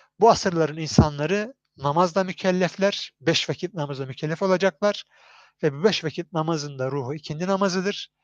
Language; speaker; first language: Turkish; native; Turkish